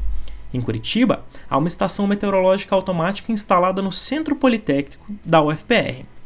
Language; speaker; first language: Portuguese; native; Portuguese